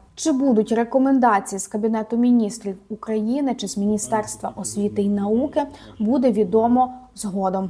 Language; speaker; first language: Ukrainian; native; Ukrainian